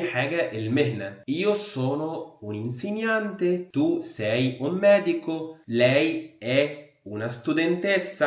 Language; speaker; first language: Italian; non-native, fluent; Arabic